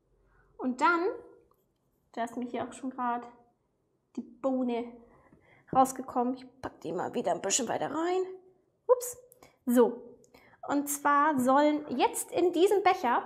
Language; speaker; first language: German; native; German